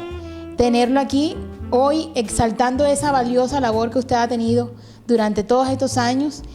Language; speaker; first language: Spanish; native; Spanish